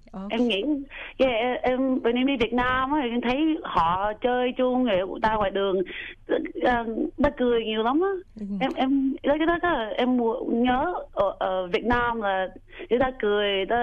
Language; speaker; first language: Vietnamese; early bilingual, heritage; Vietnamese